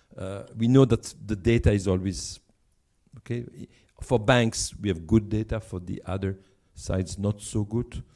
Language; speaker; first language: English; non-native, fluent; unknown